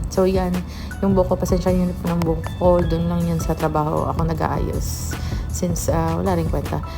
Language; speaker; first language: Filipino; non-native, local second language; Hiligaynon